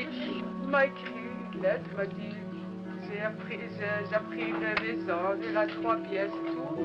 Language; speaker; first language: French; non-native, learner; Arabic